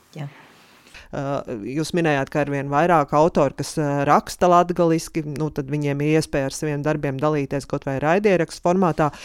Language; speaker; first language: Latvian; native; Latvian